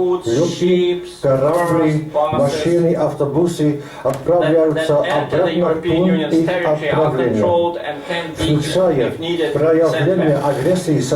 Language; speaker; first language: Russian; non-native, learner; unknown